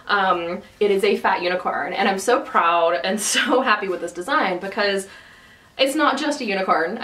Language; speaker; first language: English; native; English